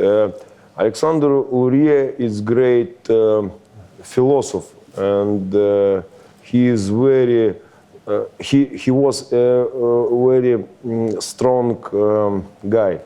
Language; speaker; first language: English; non-native, learner; Russian